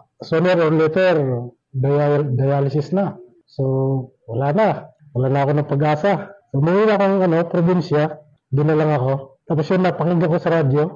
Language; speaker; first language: Filipino; native; Filipino